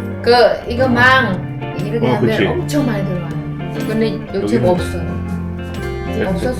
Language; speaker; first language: Korean; non-native, learner; Vietnamese